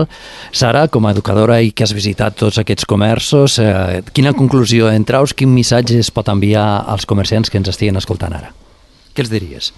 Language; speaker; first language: Catalan; native; Catalan